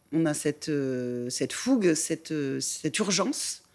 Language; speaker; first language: French; native; French